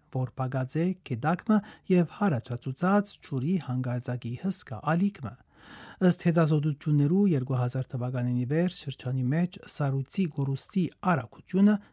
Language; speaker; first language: Armenian; early bilingual, heritage; Armenian